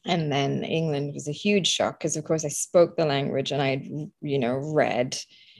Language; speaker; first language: English; early bilingual, other home language; Bangla